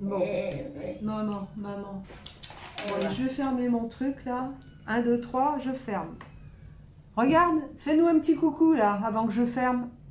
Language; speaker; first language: French; native; French